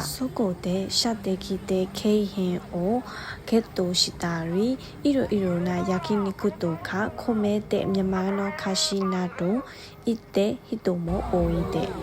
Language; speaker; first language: Japanese; non-native, learner; Burmese